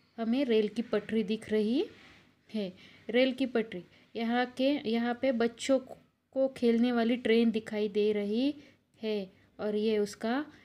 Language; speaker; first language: Hindi; non-native, local second language; Marathi